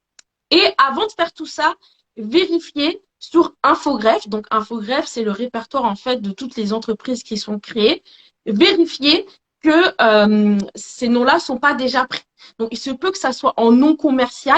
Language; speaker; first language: French; native; French